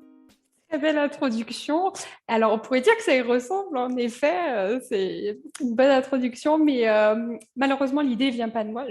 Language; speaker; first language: French; native; French